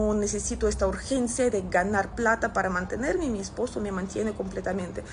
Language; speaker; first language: Spanish; non-native, fluent; Russian